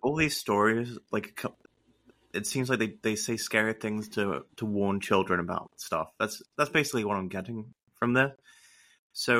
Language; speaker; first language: English; native; English